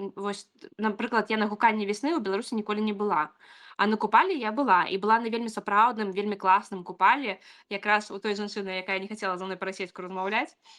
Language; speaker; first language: Belarusian; non-native, local second language; Russian